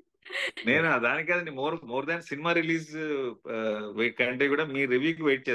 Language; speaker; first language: Telugu; native; Telugu